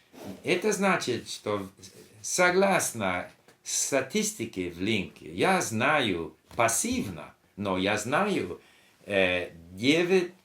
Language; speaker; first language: Russian; non-native, learner; English